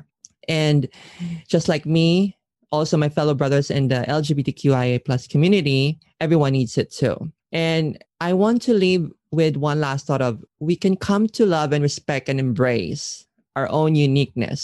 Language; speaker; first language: English; non-native, local second language; Filipino